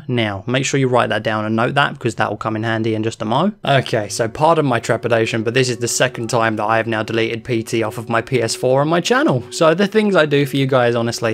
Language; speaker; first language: English; native; English